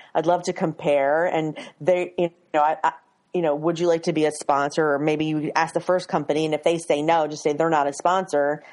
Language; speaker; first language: English; native; English